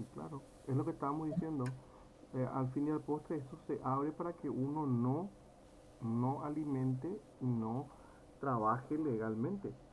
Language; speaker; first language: Spanish; native; Spanish